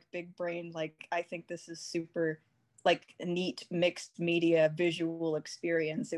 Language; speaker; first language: English; native; English